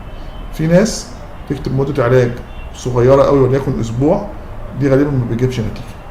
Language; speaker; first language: Arabic; native; Arabic